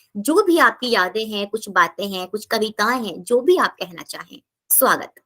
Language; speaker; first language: Hindi; native; Hindi